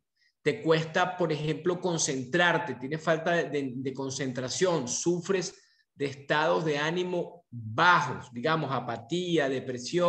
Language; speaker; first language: Spanish; native; Spanish